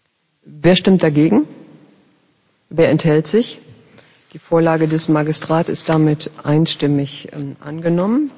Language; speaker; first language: German; native; German